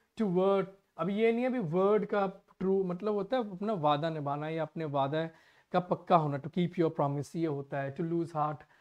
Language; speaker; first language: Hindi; non-native, local second language; Punjabi